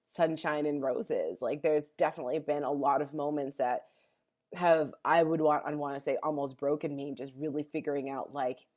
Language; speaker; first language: English; native; English